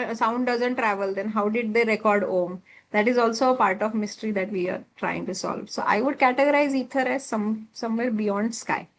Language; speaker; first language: English; non-native, local second language; Marathi